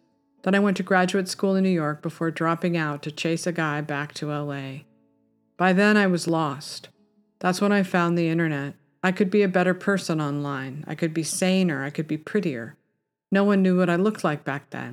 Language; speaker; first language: English; native; English